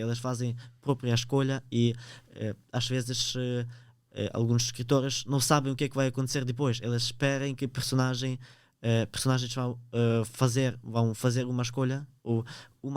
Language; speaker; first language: Portuguese; early bilingual, other home language; Ukrainian